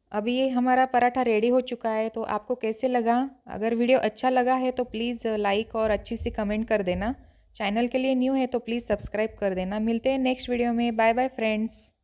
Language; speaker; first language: Hindi; non-native, local second language; Marathi